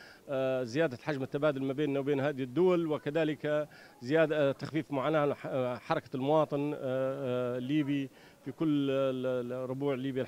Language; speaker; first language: Arabic; native; Arabic